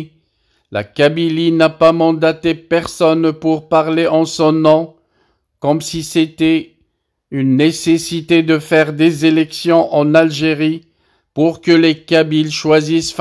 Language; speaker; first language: French; non-native, local second language; Arabic